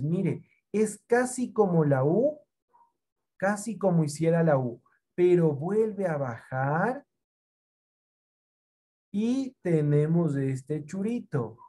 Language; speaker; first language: Spanish; native; Spanish